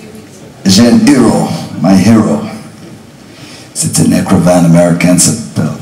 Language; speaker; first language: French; non-native, learner; English